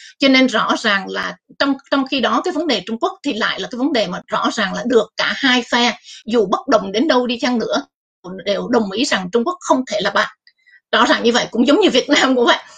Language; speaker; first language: Vietnamese; native; Vietnamese